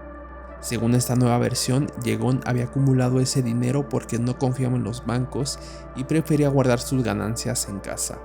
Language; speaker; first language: Spanish; native; Spanish